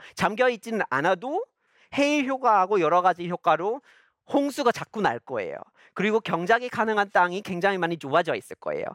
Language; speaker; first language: Korean; non-native, fluent; English